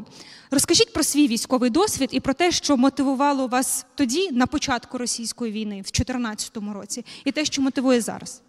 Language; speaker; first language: Ukrainian; native; Ukrainian